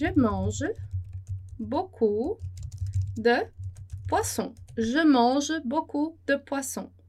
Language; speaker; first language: French; non-native, fluent; Portuguese